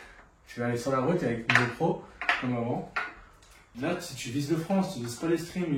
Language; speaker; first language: French; native; French